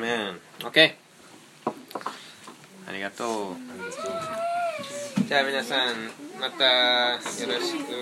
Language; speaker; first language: Japanese; non-native, fluent; English